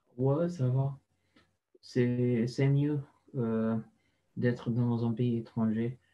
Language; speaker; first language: French; non-native, learner; Arabic